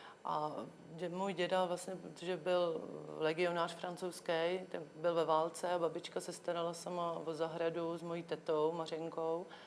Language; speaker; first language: Czech; native; Czech